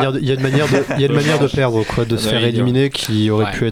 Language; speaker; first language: French; native; French